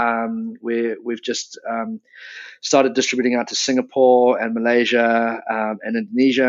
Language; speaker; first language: English; native; English